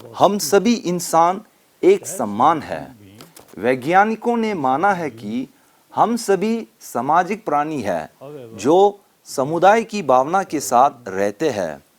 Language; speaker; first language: Hindi; non-native, local second language; Tibetan